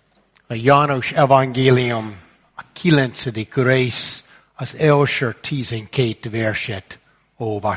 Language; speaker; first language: Hungarian; non-native, fluent; English